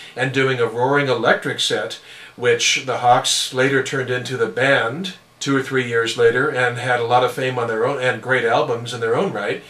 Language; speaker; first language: English; native; English